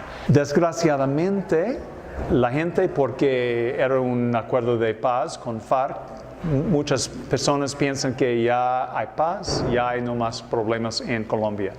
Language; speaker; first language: Spanish; non-native, fluent; English